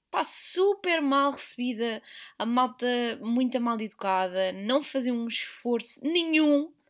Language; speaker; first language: Portuguese; native; Portuguese